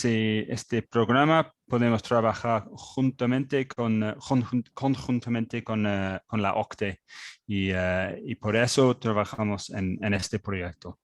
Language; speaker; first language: Spanish; non-native, learner; English